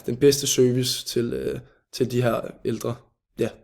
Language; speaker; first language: Danish; native; Danish